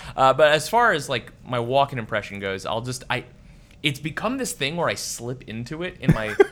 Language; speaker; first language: English; native; English